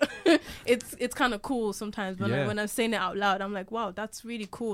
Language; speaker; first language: English; native; English